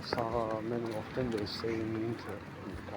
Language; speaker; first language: English; non-native, learner; Turkish